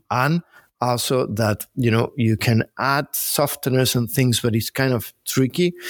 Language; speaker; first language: English; non-native, fluent; Spanish